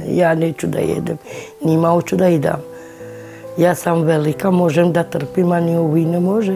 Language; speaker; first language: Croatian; non-native, local second language; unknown